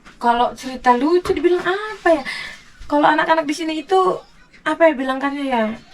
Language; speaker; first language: Indonesian; native; Indonesian